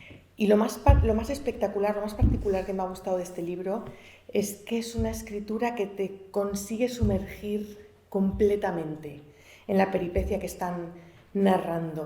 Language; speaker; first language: Spanish; native; Spanish